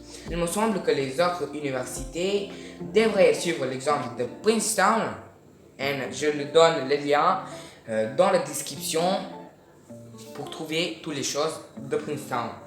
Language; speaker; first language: French; non-native, learner; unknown